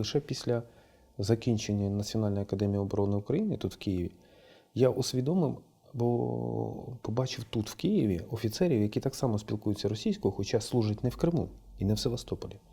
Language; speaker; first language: Ukrainian; non-native, local second language; Russian